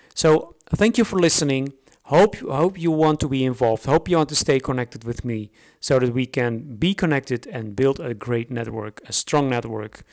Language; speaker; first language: English; non-native, fluent; Dutch